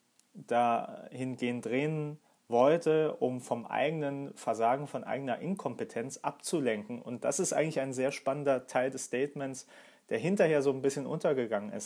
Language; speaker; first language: German; native; German